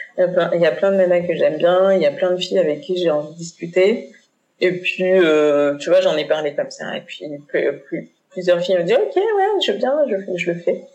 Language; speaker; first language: French; early bilingual, other home language; Haitian Creole